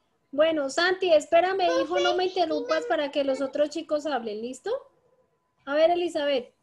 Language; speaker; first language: Spanish; native; Spanish